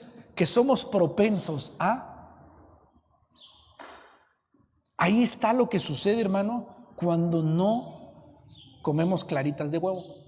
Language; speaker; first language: Spanish; native; Spanish